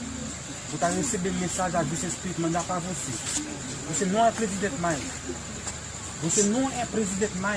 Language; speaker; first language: Portuguese; non-native, learner; Haitian Creole